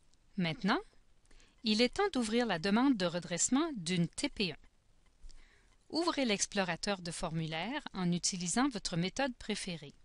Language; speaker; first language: French; native; French